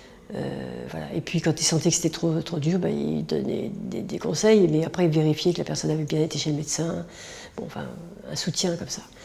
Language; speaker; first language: French; native; French